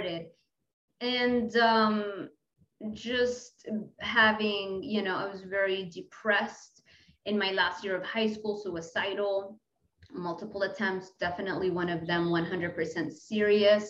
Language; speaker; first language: English; non-native, fluent; Arabic